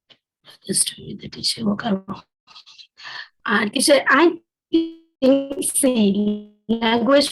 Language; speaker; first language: English; non-native, learner; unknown